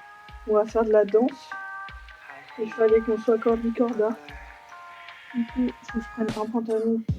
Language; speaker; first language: French; native; French